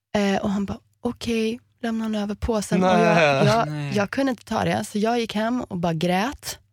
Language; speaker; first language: Swedish; early bilingual, heritage; Swedish